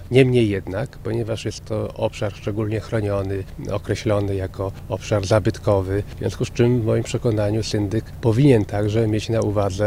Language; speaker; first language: Polish; native; Polish